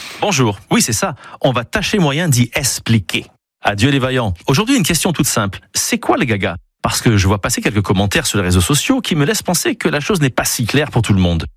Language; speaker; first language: French; native; French